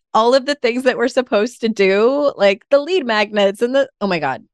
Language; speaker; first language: English; native; English